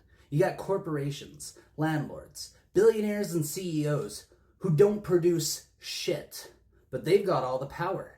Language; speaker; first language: English; native; English